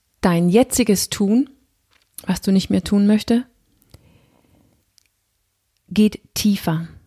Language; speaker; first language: German; non-native, fluent; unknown